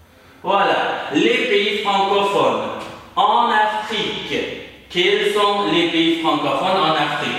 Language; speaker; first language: French; non-native, fluent; Uzbek